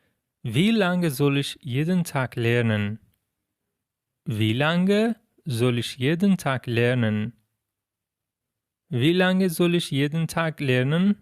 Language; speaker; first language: German; non-native, fluent; Persian